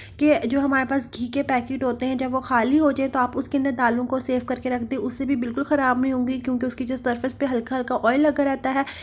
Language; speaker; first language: Urdu; native; Urdu